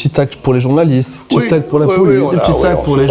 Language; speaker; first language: French; native; French